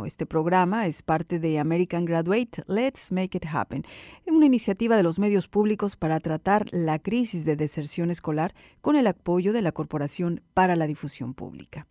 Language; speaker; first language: Spanish; native; Spanish